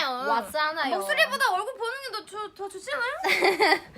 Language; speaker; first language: Korean; non-native, fluent; Thai